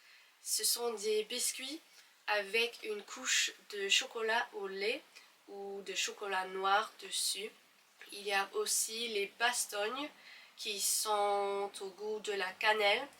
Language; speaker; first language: French; non-native, fluent; English